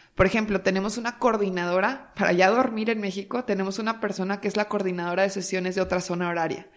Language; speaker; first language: Spanish; native; Spanish